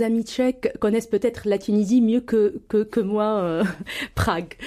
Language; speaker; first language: French; non-native, local second language; Arabic